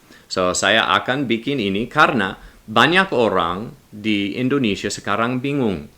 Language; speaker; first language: Indonesian; non-native, learner; English